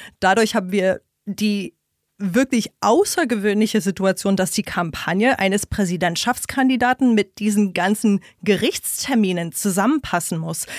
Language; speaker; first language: German; non-native, fluent; English